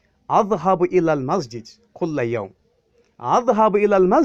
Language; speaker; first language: Arabic; non-native, fluent; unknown